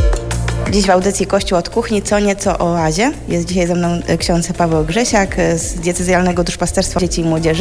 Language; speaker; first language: Polish; native; Polish